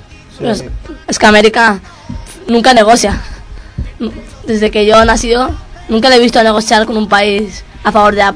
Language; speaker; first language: Spanish; early bilingual, other home language; Arabic